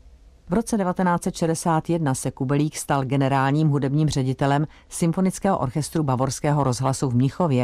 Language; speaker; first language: Czech; native; Czech